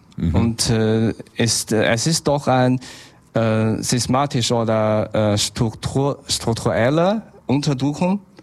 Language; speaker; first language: German; non-native, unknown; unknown